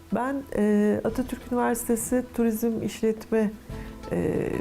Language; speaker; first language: Turkish; native; Turkish